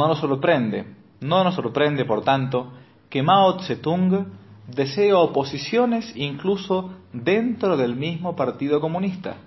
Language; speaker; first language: Spanish; native; Spanish